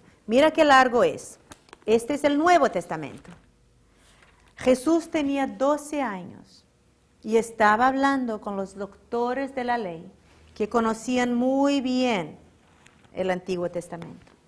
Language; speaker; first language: Spanish; non-native, fluent; Portuguese